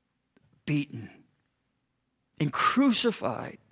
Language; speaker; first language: English; native; English